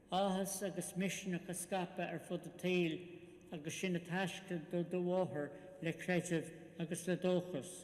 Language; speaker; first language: Irish; non-native, local second language; English